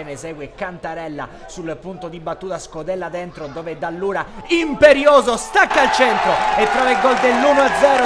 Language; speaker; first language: Italian; native; Italian